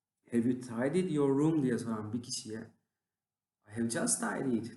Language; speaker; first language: English; non-native, fluent; Turkish